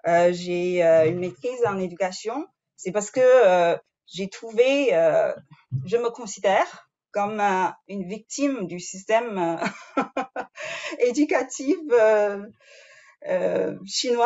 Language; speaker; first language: French; non-native, fluent; Chinese